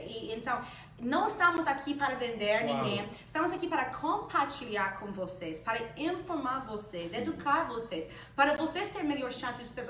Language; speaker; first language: Portuguese; non-native, fluent; Spanish